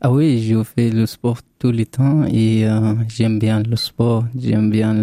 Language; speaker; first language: French; non-native, learner; Arabic